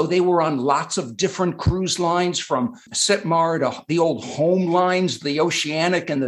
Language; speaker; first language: English; native; English